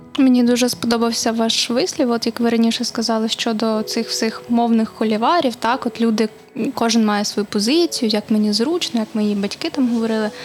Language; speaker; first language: Ukrainian; native; Ukrainian